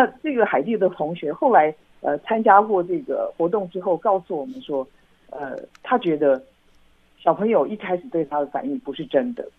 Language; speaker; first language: Chinese; native; Chinese